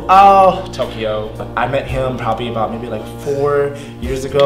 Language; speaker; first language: English; native; English